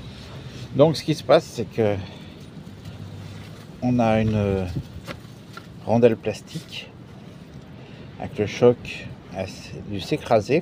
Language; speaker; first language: French; native; French